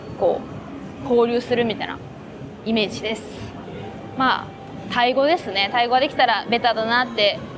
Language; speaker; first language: Japanese; native; Japanese